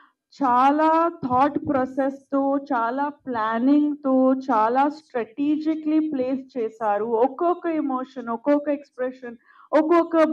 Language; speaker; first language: Telugu; non-native, local second language; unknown